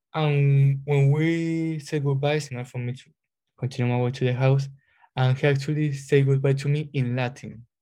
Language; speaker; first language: English; non-native, fluent; Spanish